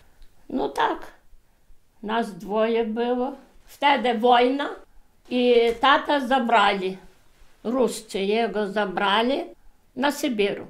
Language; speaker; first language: Polish; early bilingual, heritage; Polish